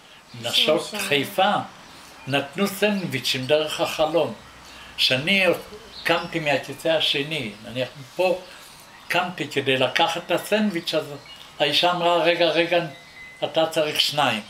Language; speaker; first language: Hebrew; non-native, fluent; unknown